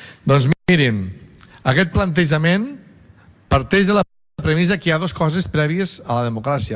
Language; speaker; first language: Catalan; native; Catalan